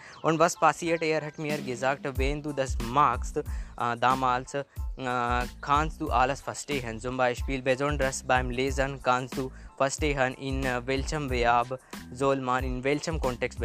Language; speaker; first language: German; non-native, learner; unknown